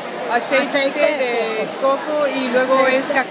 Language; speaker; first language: Spanish; non-native, fluent; English